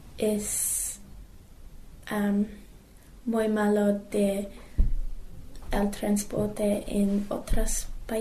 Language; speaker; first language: Spanish; non-native, learner; English